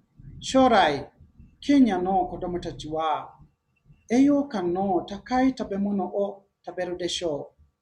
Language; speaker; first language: Japanese; non-native, learner; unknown